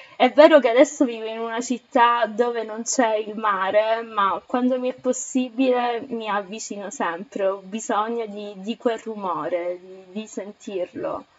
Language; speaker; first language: Italian; native; Italian